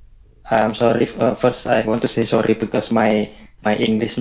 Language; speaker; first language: English; non-native, learner; Indonesian